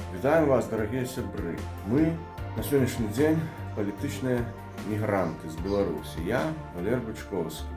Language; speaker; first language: Belarusian; non-native, local second language; Russian